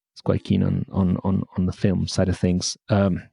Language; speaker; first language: English; non-native, fluent; Spanish